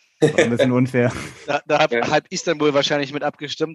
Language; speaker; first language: German; native; German